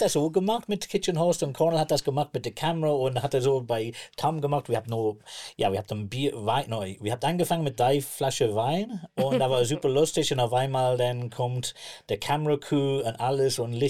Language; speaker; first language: German; non-native, learner; English